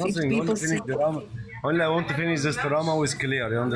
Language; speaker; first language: English; non-native, learner; Arabic